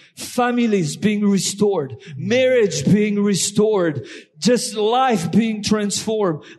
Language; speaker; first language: English; non-native, fluent; French